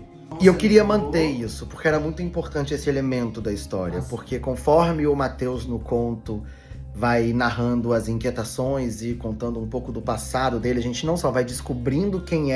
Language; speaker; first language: Portuguese; native; Portuguese